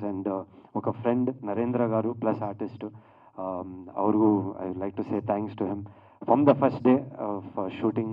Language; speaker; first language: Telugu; non-native, learner; Kannada